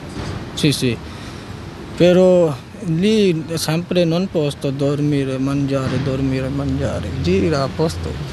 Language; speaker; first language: Italian; non-native, learner; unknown